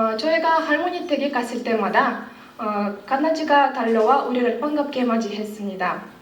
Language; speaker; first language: Korean; non-native, fluent; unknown